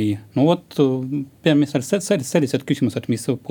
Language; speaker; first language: Estonian; non-native, local second language; Russian